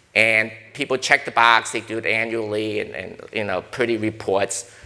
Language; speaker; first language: English; native; English